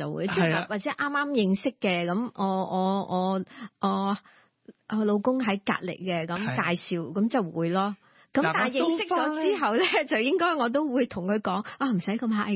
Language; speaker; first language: Cantonese; native; Cantonese